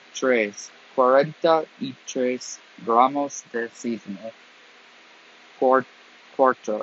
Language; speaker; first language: Spanish; non-native, learner; English